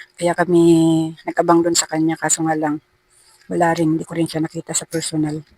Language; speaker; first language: Filipino; non-native, local second language; Cebuano